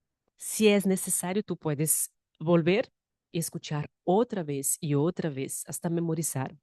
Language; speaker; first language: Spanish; non-native, fluent; Portuguese